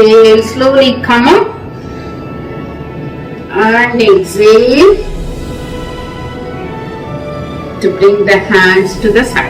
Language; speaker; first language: English; non-native, local second language; Tamil